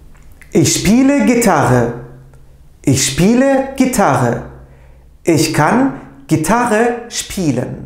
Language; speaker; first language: German; non-native, fluent; Turkish